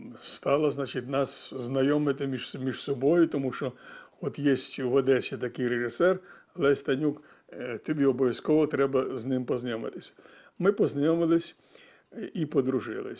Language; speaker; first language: Ukrainian; native; Ukrainian